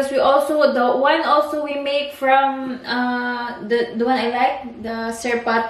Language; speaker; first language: English; non-native, learner; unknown